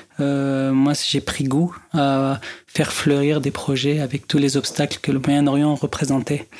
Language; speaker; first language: French; non-native, local second language; Arabic